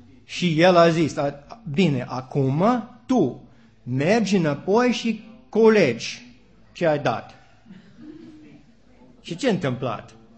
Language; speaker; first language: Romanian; non-native, learner; English